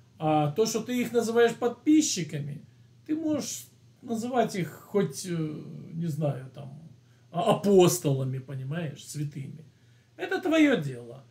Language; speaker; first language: Russian; native; Russian